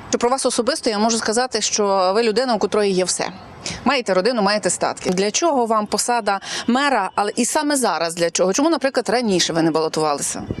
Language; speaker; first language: Ukrainian; native; Ukrainian